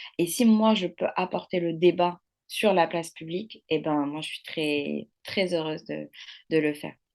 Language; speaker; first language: French; non-native, local second language; Arabic